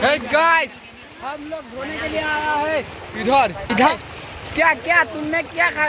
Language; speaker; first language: Hindi; non-native, local second language; Assamese